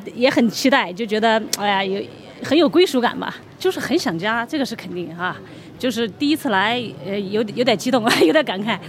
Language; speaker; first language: Chinese; native; Chinese